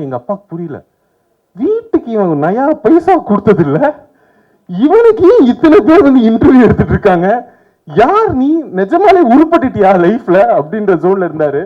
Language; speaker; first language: Tamil; native; Tamil